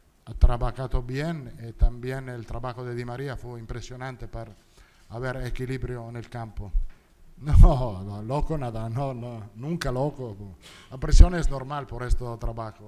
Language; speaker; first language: Spanish; non-native, learner; Italian